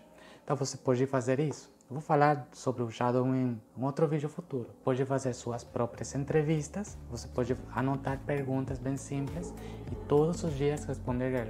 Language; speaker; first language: Portuguese; non-native, fluent; Spanish